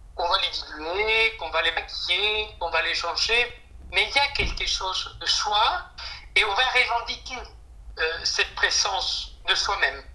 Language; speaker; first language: French; non-native, fluent; Spanish